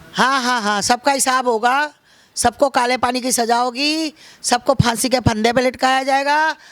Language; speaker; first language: Hindi; native; Hindi